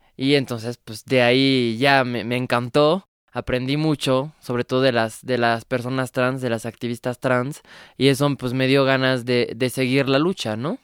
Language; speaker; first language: Spanish; non-native, fluent; French